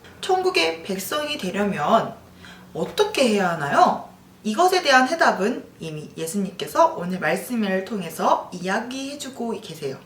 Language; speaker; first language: Korean; native; Korean